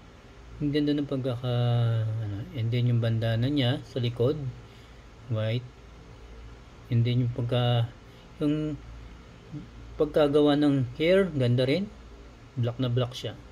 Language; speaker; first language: Filipino; native; Filipino